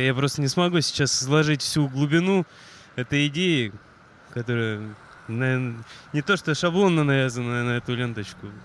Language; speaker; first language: Russian; native; Russian